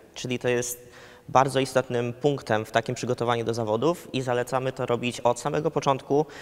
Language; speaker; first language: Polish; early bilingual, heritage; Polish